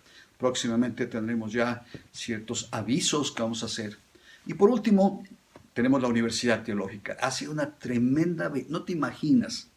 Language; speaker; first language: Spanish; native; Spanish